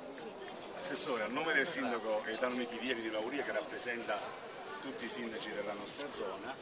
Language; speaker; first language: Italian; native; Italian